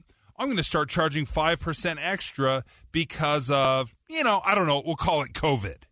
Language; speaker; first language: English; native; English